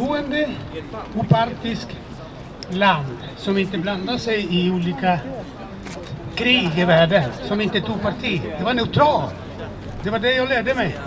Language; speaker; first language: Swedish; non-native, fluent; Spanish